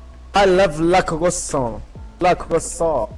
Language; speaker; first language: French; non-native, learner; English